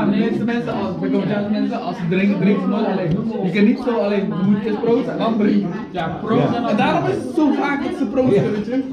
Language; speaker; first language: Dutch; non-native, learner; Spanish